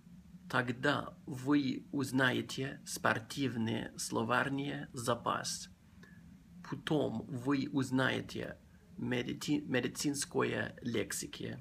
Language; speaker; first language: Russian; non-native, learner; English